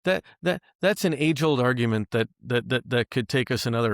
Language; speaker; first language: English; native; English